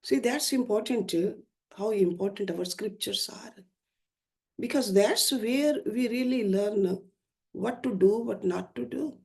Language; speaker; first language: English; non-native, local second language; Hindi